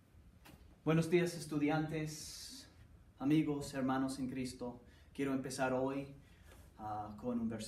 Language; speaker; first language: Spanish; non-native, fluent; English